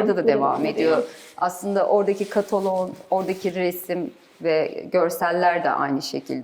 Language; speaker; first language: Turkish; native; Turkish